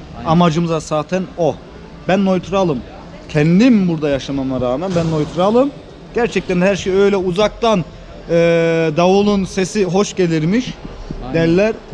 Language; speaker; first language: Turkish; early bilingual, heritage; Turkish